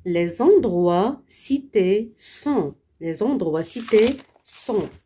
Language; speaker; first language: French; non-native, local second language; Arabic